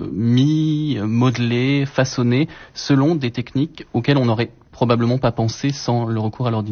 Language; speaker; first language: French; native; French